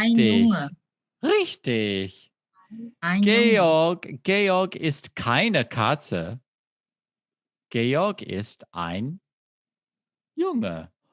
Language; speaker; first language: German; non-native, fluent; English